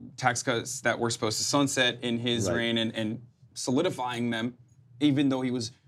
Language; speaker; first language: English; non-native, fluent; Turkish